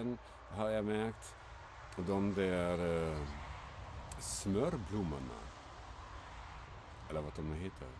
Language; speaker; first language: Swedish; non-native, fluent; German